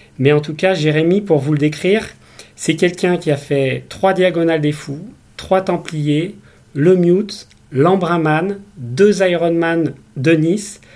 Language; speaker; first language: French; native; French